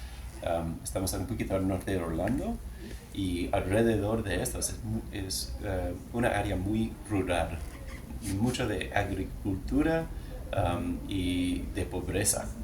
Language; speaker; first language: Spanish; non-native, learner; English